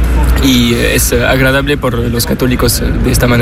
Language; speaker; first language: Spanish; non-native, learner; French